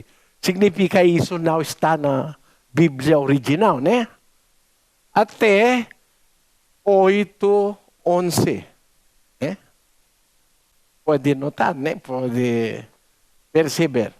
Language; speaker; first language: Portuguese; non-native, learner; Filipino